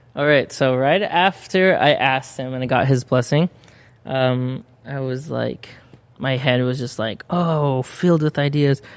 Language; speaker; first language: English; early bilingual, other home language; Spanish